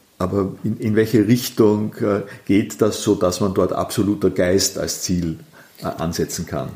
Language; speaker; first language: German; native; German